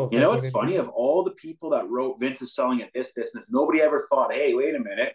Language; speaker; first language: English; native; English